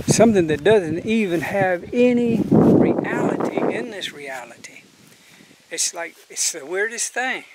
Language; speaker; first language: English; native; English